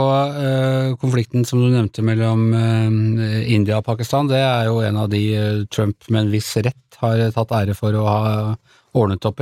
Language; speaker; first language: Norwegian; native; Norwegian